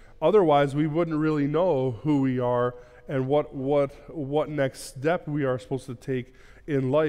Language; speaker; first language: English; early bilingual, other home language; Plautdietsch